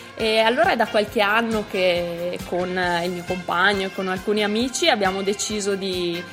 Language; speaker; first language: Italian; native; Italian